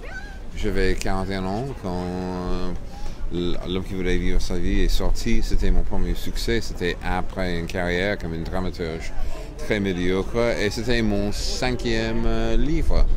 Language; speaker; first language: French; non-native, fluent; English